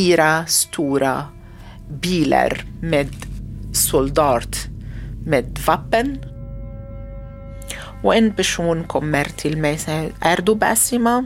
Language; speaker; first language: Swedish; non-native, learner; Arabic